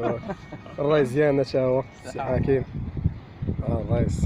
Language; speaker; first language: Arabic; native; Arabic